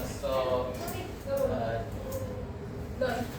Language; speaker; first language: English; non-native, learner; Indonesian